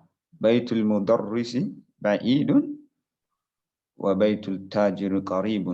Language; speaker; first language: Arabic; non-native, learner; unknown